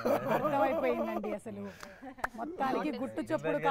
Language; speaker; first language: Telugu; native; Telugu